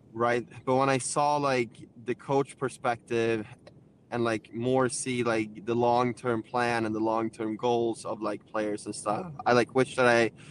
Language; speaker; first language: English; non-native, fluent; Swedish